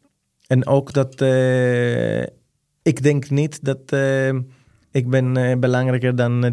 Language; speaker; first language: Dutch; non-native, fluent; Greek